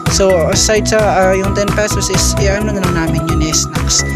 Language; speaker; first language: Filipino; non-native, local second language; Cebuano